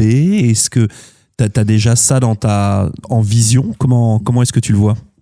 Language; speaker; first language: French; native; French